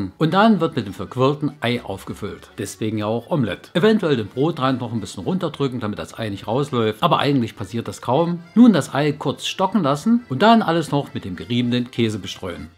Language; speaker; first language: German; native; German